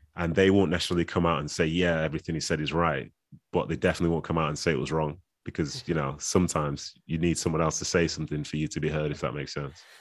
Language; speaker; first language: English; native; English